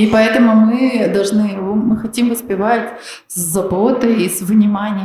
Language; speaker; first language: Russian; native; Russian